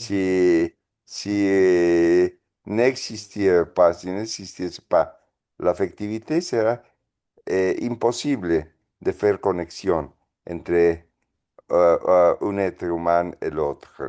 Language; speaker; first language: French; non-native, fluent; Spanish